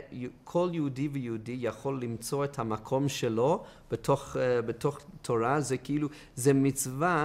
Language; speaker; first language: Hebrew; non-native, fluent; English